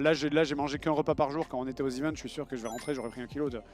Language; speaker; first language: French; native; French